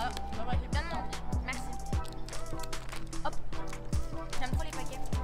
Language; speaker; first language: French; native; French